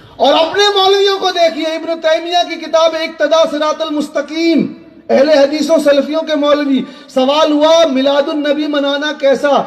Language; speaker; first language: Urdu; native; Urdu